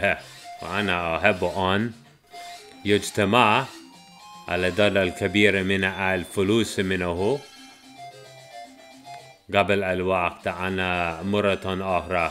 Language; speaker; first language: Arabic; non-native, learner; English